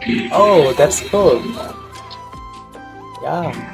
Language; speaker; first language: English; non-native, learner; Bangla